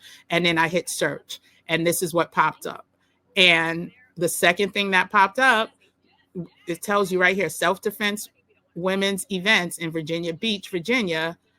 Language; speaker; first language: English; native; English